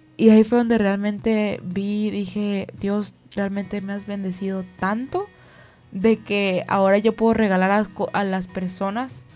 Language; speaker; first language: Spanish; native; Spanish